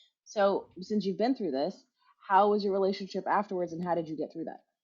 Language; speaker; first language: English; native; English